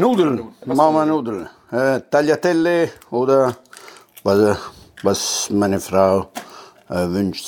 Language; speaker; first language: German; non-native, fluent; Italian